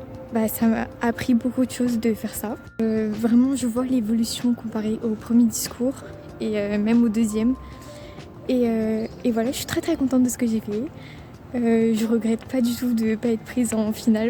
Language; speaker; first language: French; native; French